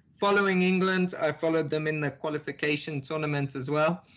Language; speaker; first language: English; native; English